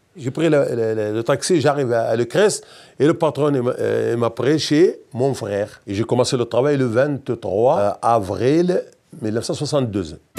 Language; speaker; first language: French; non-native, local second language; Berber languages